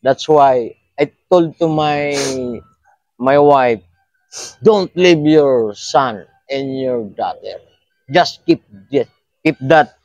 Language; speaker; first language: English; non-native, learner; Filipino